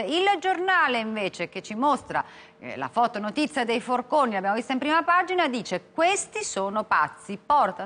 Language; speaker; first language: Italian; native; Italian